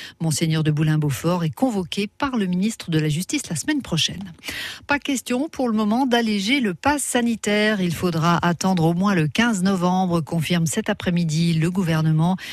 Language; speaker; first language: French; native; French